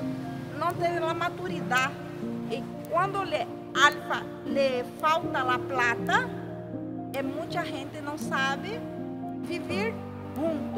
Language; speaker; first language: Spanish; non-native, learner; Portuguese